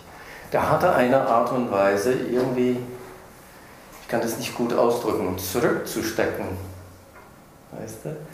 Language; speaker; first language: German; non-native, fluent; English